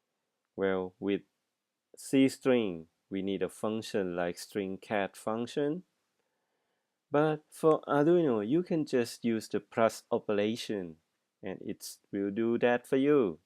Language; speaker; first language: English; non-native, fluent; Thai